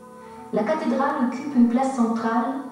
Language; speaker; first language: French; non-native, learner; Russian